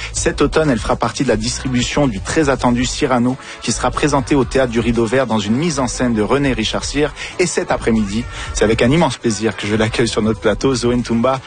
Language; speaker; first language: French; native; French